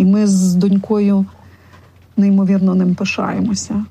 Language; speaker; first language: Polish; non-native, learner; Ukrainian